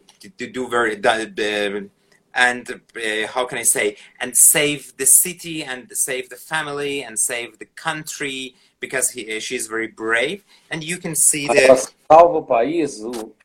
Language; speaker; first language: English; non-native, fluent; Persian